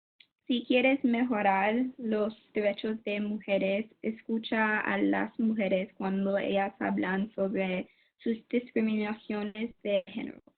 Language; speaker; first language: Spanish; non-native, learner; English